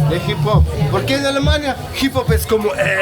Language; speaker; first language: Spanish; non-native, learner; German